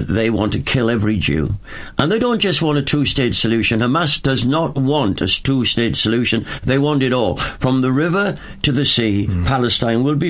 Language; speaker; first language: English; native; English